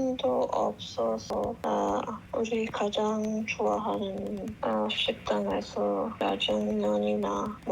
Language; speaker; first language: Korean; non-native, learner; English